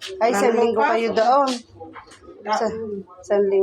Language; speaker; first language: Filipino; native; Filipino